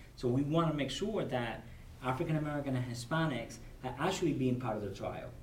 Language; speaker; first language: English; non-native, fluent; Spanish